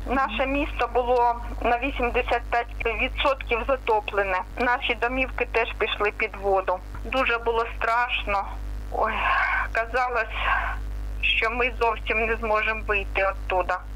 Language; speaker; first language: Ukrainian; non-native, local second language; Russian